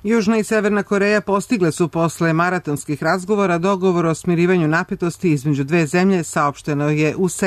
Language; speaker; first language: Serbian; native; Serbian